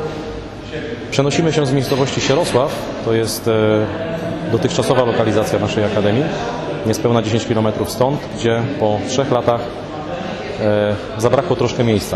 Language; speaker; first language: Polish; native; Polish